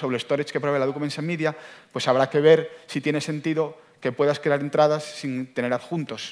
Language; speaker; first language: Spanish; native; Spanish